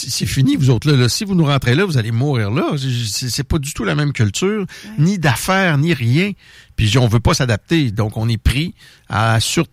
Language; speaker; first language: French; native; French